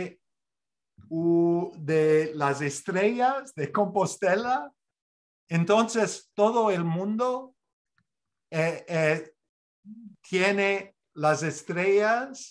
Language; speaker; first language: Spanish; non-native, fluent; English